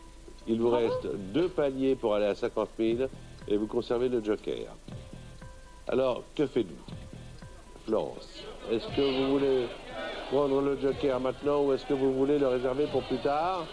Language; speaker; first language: French; native; French